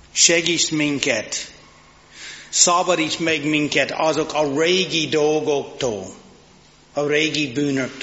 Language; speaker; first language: Hungarian; non-native, fluent; English